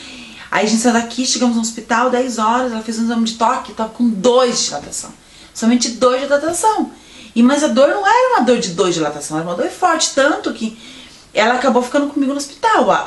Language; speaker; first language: Portuguese; native; Portuguese